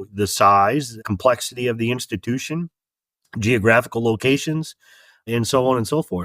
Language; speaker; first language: English; native; English